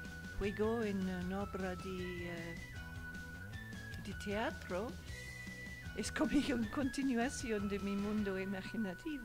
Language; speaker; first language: Spanish; non-native, learner; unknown